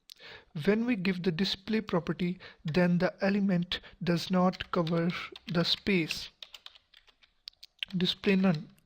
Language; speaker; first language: English; non-native, local second language; Urdu